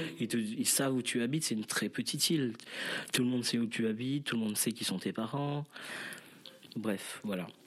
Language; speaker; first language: French; non-native, local second language; Morisyen